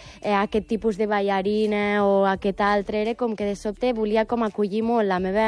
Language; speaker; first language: Catalan; native; Catalan